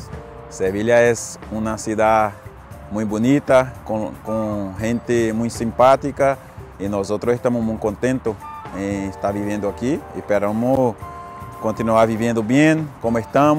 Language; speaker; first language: Spanish; non-native, fluent; Portuguese